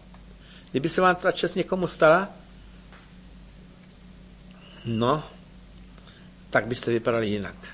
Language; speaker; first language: Czech; native; Czech